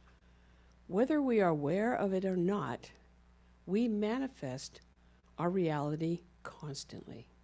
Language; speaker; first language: English; native; English